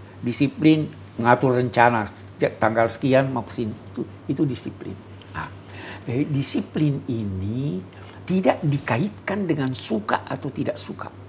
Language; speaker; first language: Indonesian; native; Indonesian